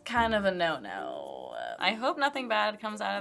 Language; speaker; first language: English; native; English